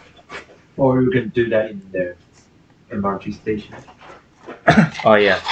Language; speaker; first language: English; non-native, fluent; Chinese